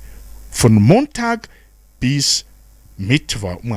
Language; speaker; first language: German; non-native, fluent; Rundi